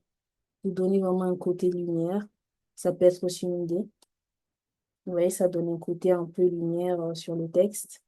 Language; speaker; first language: French; native; French